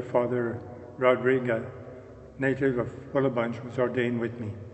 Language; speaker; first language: English; non-native, local second language; French